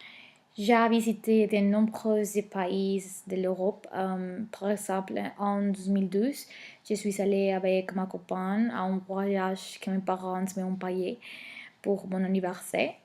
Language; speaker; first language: French; non-native, learner; Spanish